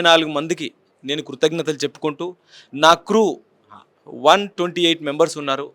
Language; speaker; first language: Telugu; native; Telugu